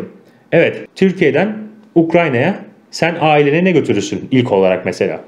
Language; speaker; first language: Turkish; native; Turkish